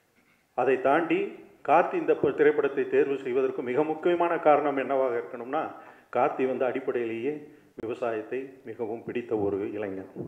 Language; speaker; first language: Tamil; native; Tamil